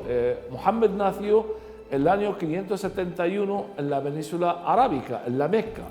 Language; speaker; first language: Spanish; non-native, fluent; Arabic